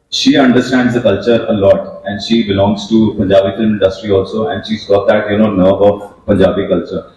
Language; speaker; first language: English; non-native, local second language; Punjabi